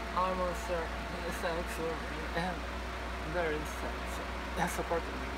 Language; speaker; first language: English; non-native, learner; Japanese